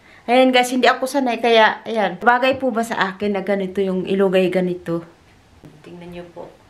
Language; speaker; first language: Filipino; native; Filipino